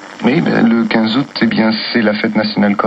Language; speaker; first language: French; native; French